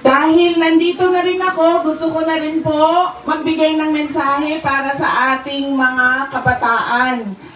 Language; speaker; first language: Filipino; non-native, local second language; Cebuano